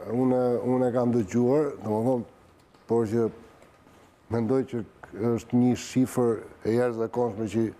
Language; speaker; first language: Albanian; native; Albanian